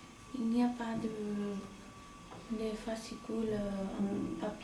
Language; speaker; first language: French; non-native, learner; Spanish